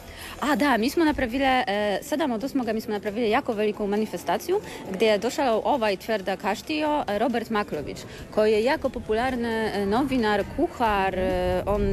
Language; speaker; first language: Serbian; non-native, learner; Polish